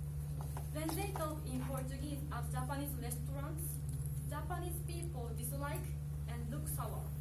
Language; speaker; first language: English; non-native, learner; Japanese